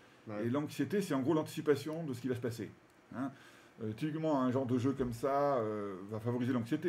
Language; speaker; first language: French; native; French